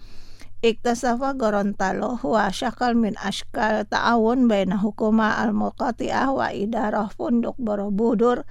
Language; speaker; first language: Arabic; non-native, fluent; Indonesian